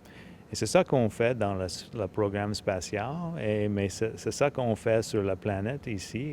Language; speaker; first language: French; non-native, local second language; English